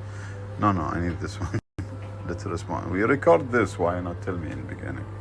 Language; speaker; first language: English; non-native, learner; Arabic